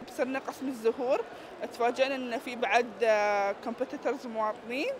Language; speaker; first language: Arabic; native; Arabic